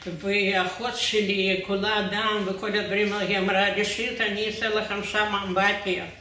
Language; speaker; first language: Hebrew; non-native, fluent; Russian